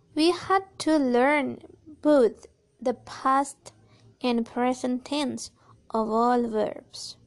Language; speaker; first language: English; non-native, fluent; Indonesian